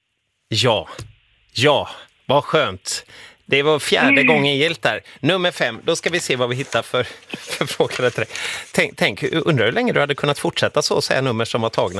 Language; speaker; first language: Swedish; native; Swedish